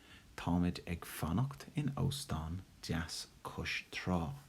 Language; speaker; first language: Irish; non-native, local second language; English